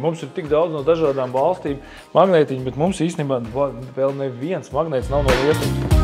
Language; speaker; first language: Latvian; native; Latvian